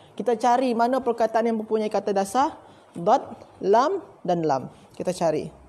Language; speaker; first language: Malay; native; Malay